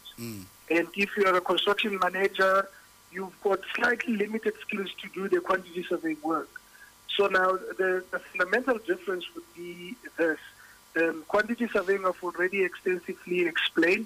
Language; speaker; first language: English; non-native, local second language; Southern Sotho